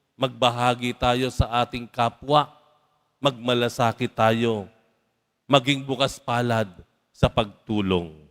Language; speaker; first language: Filipino; native; Filipino